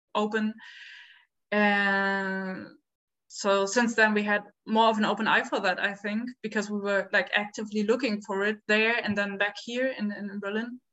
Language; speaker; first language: English; non-native, fluent; German